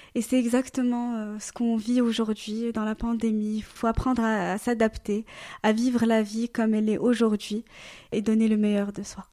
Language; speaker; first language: French; native; French